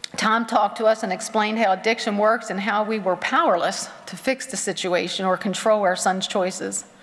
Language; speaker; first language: English; native; English